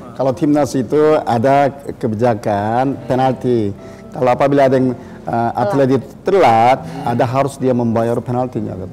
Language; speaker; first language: Indonesian; non-native, fluent; Korean